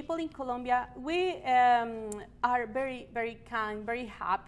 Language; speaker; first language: English; non-native, learner; Spanish